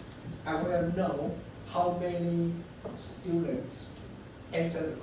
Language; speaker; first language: English; non-native, learner; Chinese